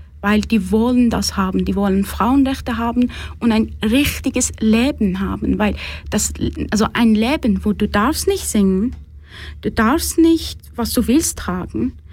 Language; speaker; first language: German; non-native, fluent; Persian